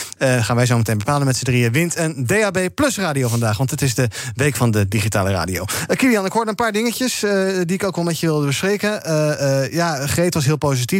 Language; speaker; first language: Dutch; native; Dutch